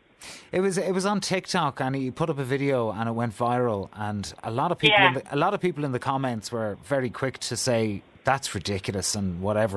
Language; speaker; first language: English; native; English